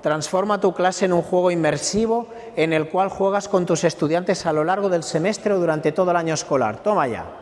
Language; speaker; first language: Spanish; non-native, local second language; Catalan